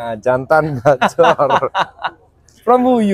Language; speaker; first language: English; non-native, learner; Javanese